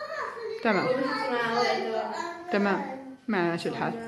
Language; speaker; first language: Arabic; native; Arabic